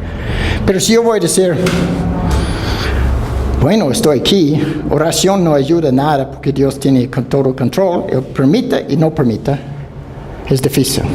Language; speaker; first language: Spanish; non-native, fluent; Dutch